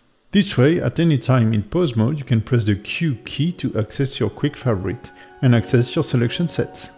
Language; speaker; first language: English; non-native, fluent; French